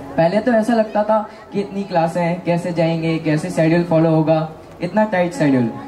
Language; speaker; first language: Hindi; native; Hindi